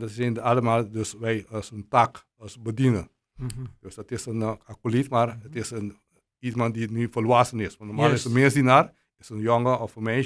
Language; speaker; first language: Dutch; non-native, local second language; Papiamento